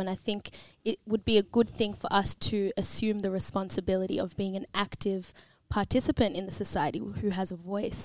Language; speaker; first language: English; native; English